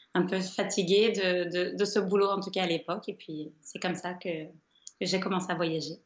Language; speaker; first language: French; native; French